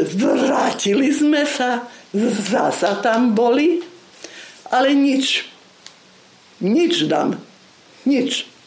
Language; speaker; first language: Slovak; non-native, local second language; Rusyn